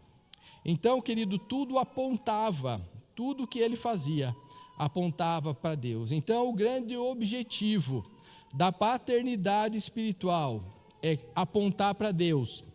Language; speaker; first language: Portuguese; native; Portuguese